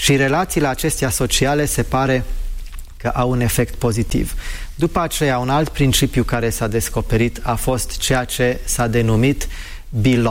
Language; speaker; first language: Romanian; non-native, fluent; English